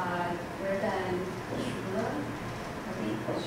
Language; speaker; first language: Chinese; non-native, learner; English